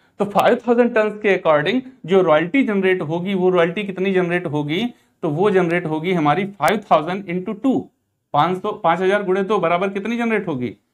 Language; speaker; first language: Hindi; native; Hindi